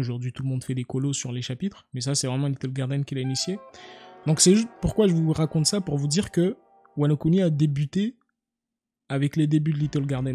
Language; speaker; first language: French; native; French